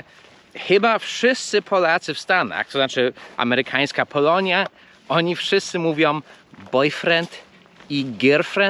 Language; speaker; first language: Polish; early bilingual, heritage; English